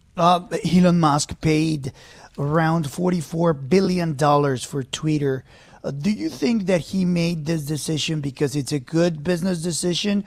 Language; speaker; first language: English; non-native, fluent; Spanish